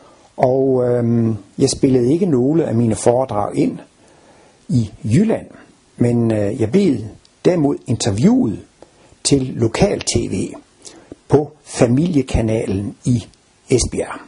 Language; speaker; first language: Danish; native; Danish